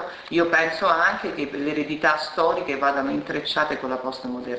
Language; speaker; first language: Italian; native; Italian